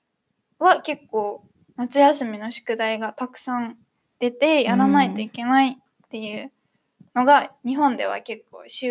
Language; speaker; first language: Japanese; native; Japanese